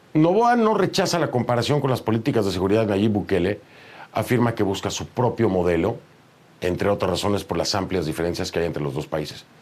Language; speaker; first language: Spanish; native; Spanish